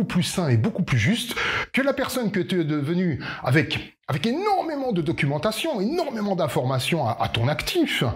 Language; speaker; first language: French; native; French